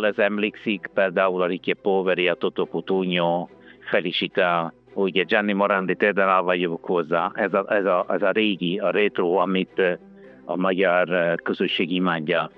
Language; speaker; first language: Hungarian; non-native, learner; Italian